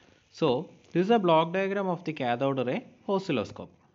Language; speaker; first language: English; non-native, local second language; Malayalam